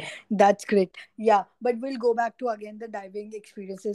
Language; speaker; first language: English; non-native, local second language; Hindi